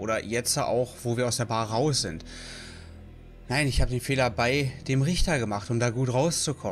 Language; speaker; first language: German; native; German